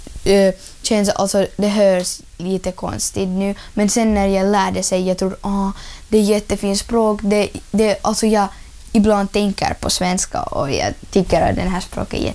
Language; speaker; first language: Swedish; early bilingual, other home language; Ukrainian